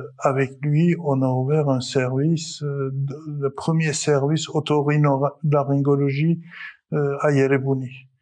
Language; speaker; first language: French; non-native, fluent; Armenian